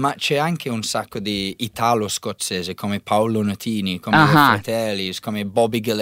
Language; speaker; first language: Italian; non-native, learner; English